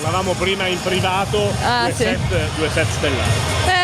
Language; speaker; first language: Italian; native; Italian